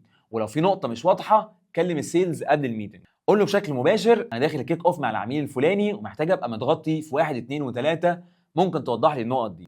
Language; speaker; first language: Arabic; native; Arabic